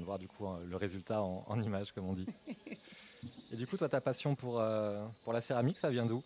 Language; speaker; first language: French; native; French